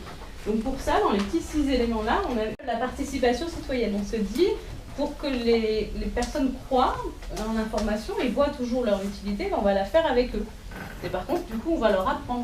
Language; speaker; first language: French; native; French